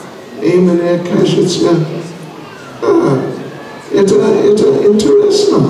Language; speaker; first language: Russian; non-native, learner; English